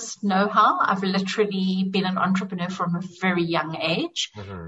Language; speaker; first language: English; native; English